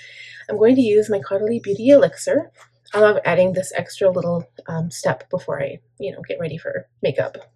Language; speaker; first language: English; native; English